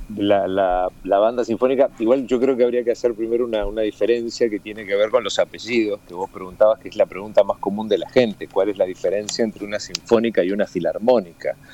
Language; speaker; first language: Spanish; native; Spanish